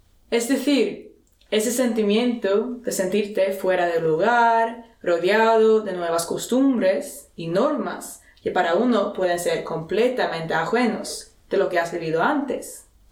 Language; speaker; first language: Spanish; non-native, fluent; Swedish